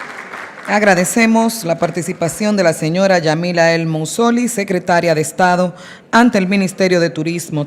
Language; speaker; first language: Spanish; native; Spanish